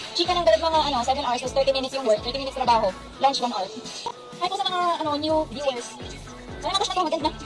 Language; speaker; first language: Filipino; non-native, local second language; Cebuano